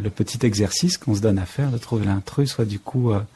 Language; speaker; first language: French; native; French